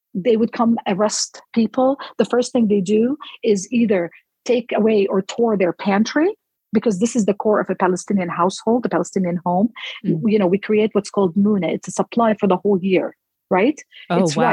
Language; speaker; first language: English; non-native, fluent; Arabic